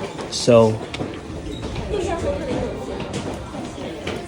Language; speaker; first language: English; non-native, fluent; Chinese